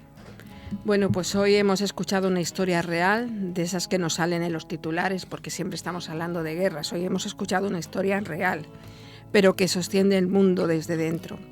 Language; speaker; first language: Spanish; native; Spanish